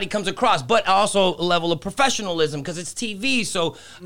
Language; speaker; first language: English; early bilingual, other home language; Greek